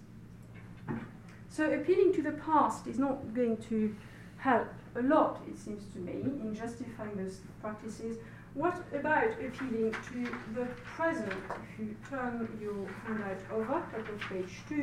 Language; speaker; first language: English; non-native, fluent; French